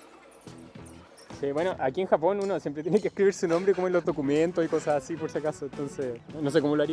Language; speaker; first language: Spanish; native; Spanish